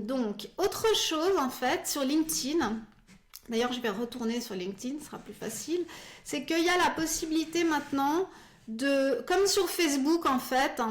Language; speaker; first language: French; native; French